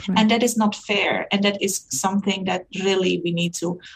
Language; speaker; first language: English; non-native, fluent; Dutch